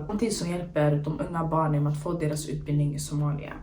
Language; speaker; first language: Swedish; early bilingual, other home language; Somali